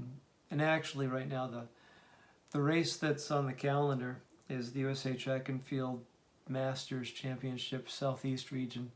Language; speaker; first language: English; native; English